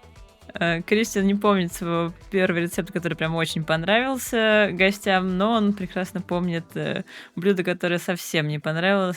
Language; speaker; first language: Russian; native; Russian